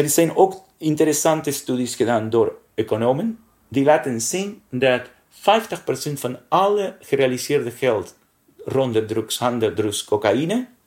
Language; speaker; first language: Dutch; non-native, learner; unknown